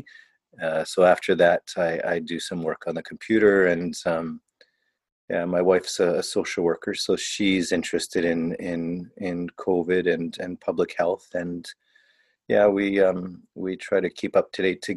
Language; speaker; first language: English; native; English